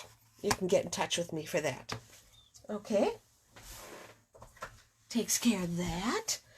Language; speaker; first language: English; native; English